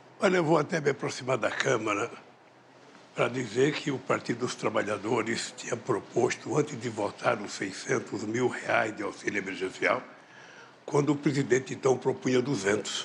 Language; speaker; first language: Portuguese; native; Portuguese